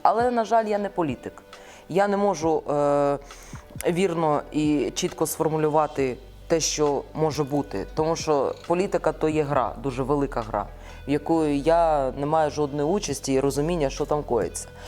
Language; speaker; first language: Ukrainian; non-native, local second language; Russian